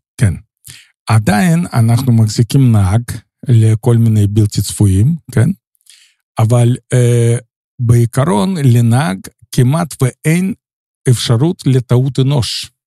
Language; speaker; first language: Hebrew; non-native, fluent; Russian